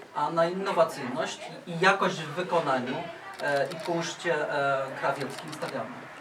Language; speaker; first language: Polish; native; Polish